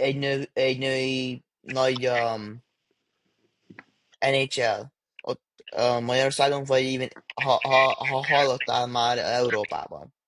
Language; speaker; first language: Hungarian; early bilingual, heritage; English